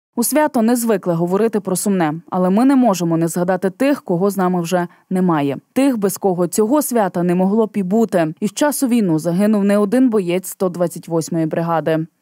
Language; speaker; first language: Ukrainian; native; Ukrainian